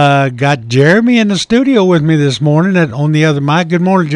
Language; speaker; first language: English; native; English